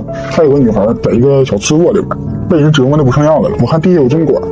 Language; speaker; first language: Chinese; native; Chinese